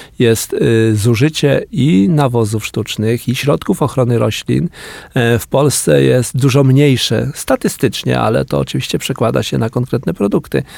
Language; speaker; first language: Polish; native; Polish